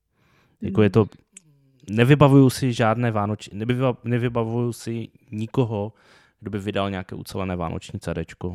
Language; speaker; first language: Czech; native; Czech